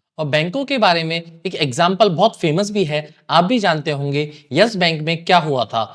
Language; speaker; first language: Hindi; native; Hindi